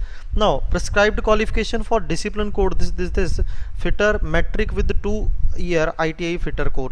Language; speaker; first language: English; non-native, local second language; Hindi